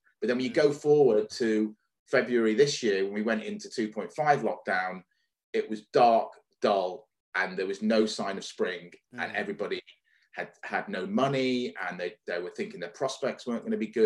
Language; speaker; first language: English; native; English